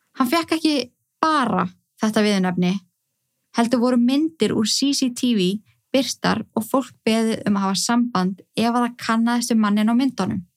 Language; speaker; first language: Icelandic; native; Icelandic